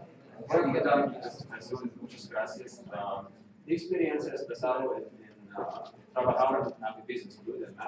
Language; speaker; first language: Spanish; non-native, fluent; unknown